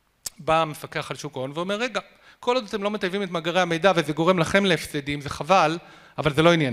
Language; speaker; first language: Hebrew; native; Hebrew